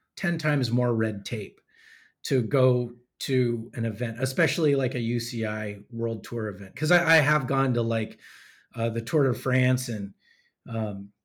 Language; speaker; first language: English; native; English